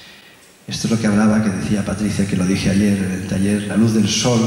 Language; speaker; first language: Spanish; native; Spanish